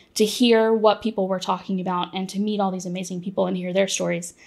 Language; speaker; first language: English; native; English